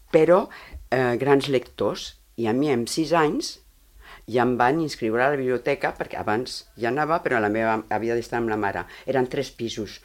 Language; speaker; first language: Catalan; early bilingual, heritage; Catalan